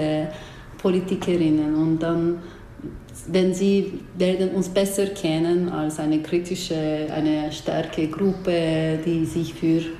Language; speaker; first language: German; non-native, fluent; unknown